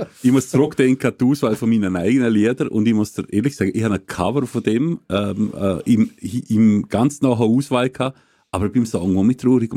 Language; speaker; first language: German; native; German